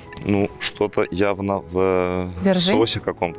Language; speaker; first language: Russian; non-native, fluent; Greek